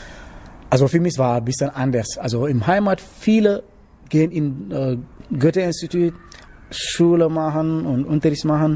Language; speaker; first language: German; non-native, learner; Wolof